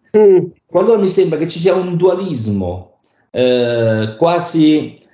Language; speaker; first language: Italian; native; Italian